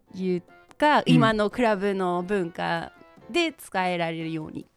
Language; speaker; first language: Japanese; non-native, fluent; English